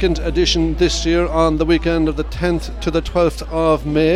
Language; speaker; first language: English; native; English